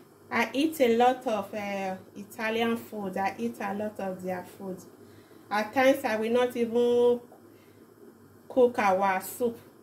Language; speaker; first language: English; non-native, local second language; Bini